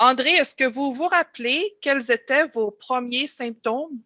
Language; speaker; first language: French; native; French